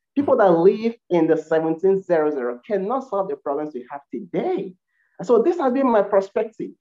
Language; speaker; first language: English; non-native, local second language; Igbo